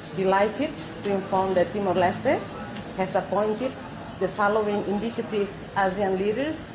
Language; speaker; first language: English; non-native, fluent; Tetum